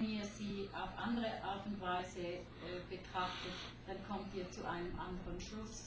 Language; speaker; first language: German; non-native, fluent; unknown